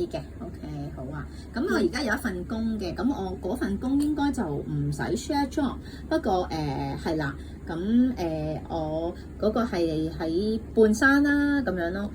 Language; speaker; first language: Cantonese; native; Cantonese